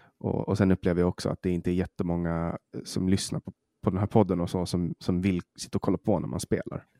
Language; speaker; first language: Swedish; native; Swedish